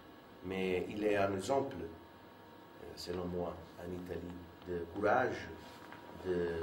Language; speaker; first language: French; non-native, fluent; Italian